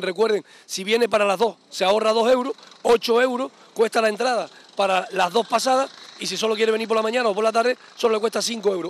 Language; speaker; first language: Spanish; native; Spanish